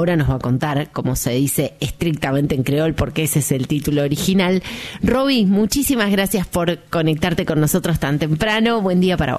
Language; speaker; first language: Spanish; native; Spanish